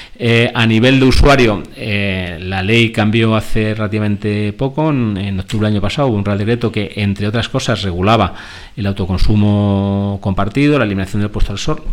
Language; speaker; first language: Spanish; native; Spanish